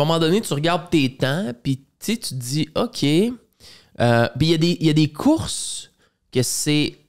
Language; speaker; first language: French; native; French